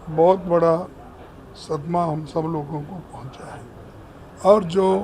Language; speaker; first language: Hindi; non-native, local second language; Kannada